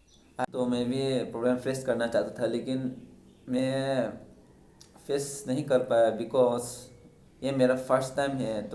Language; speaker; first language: Hindi; non-native, local second language; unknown